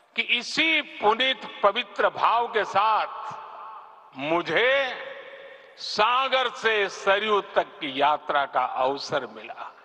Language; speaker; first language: Hindi; non-native, local second language; Gujarati